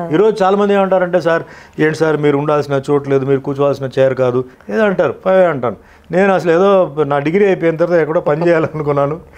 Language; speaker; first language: Telugu; non-native, fluent; Tulu